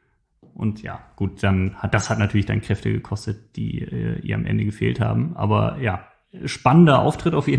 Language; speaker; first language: German; native; German